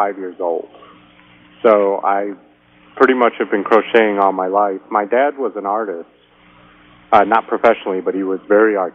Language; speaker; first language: English; native; English